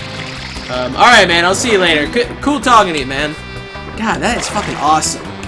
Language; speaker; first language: English; native; English